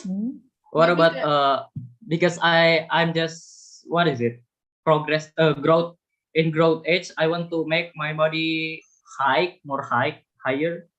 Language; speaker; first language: English; non-native, fluent; Indonesian